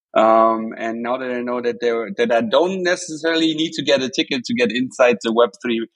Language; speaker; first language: English; non-native, fluent; German